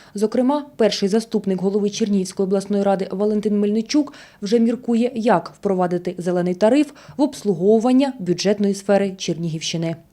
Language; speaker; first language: Ukrainian; native; Ukrainian